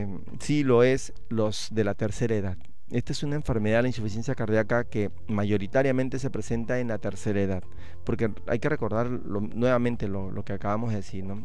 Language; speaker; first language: Spanish; native; Spanish